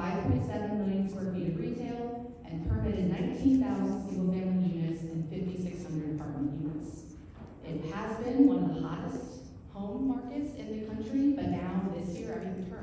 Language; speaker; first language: English; native; English